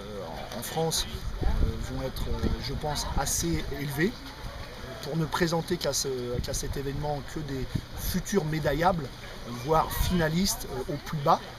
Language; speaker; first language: French; native; French